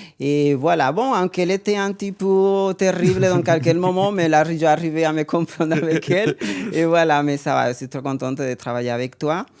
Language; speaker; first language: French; non-native, fluent; Spanish